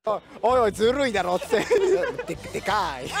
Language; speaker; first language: Japanese; native; Japanese